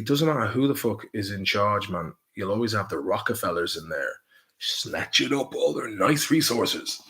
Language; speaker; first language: English; native; English